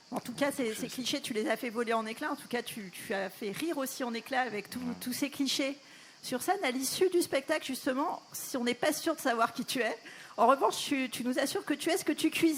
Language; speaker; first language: French; native; French